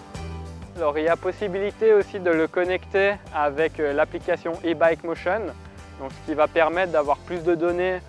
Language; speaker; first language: French; native; French